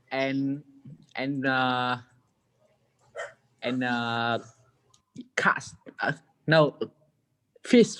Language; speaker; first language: English; non-native, learner; Vietnamese